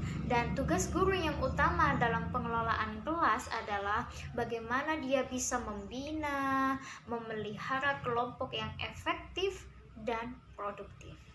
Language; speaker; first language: Indonesian; native; Indonesian